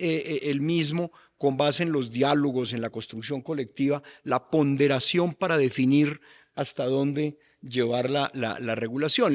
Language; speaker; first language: Spanish; native; Spanish